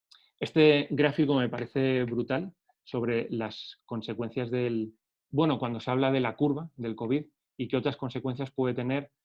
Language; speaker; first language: Spanish; native; Spanish